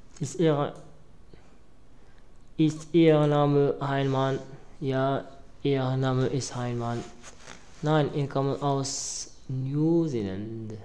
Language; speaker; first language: German; non-native, learner; Arabic